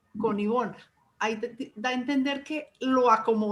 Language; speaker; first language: Spanish; native; Spanish